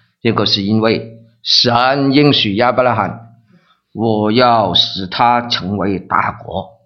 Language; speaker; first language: Chinese; non-native, local second language; Cantonese